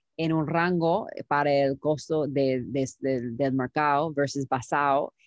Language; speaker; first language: Spanish; non-native, fluent; English